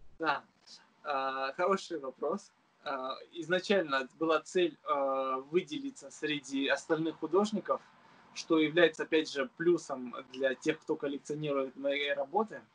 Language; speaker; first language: Russian; non-native, local second language; Romanian